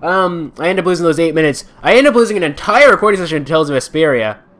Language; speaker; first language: English; native; English